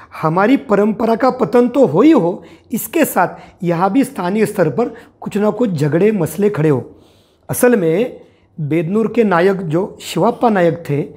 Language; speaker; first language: Hindi; non-native, local second language; Marathi